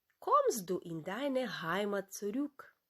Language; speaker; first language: German; non-native, fluent; Ukrainian